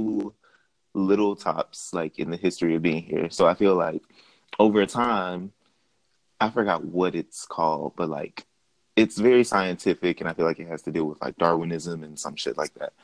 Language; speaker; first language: English; native; English